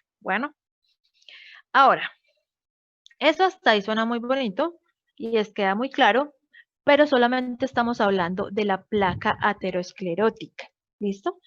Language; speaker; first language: Spanish; native; Spanish